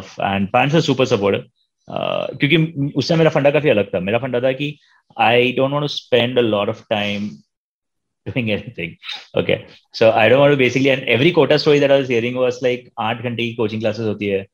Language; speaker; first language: English; non-native, local second language; Hindi